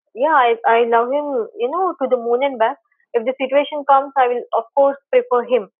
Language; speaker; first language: English; non-native, local second language; Telugu